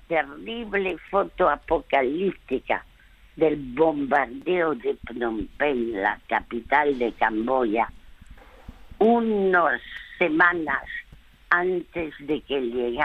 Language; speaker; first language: Spanish; non-native, fluent; French